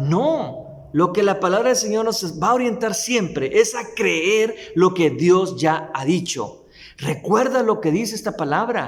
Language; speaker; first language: Spanish; native; Spanish